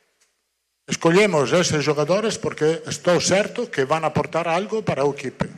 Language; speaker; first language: Portuguese; non-native, fluent; Italian